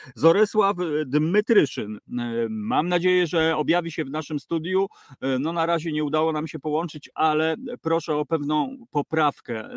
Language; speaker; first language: Polish; native; Polish